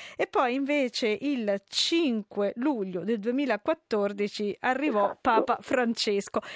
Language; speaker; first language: Italian; native; Italian